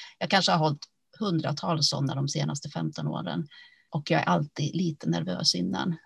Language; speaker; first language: Swedish; early bilingual, other home language; Finnish